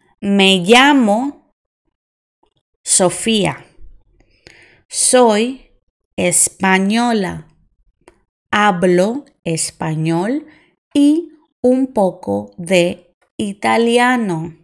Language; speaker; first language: Spanish; non-native, fluent; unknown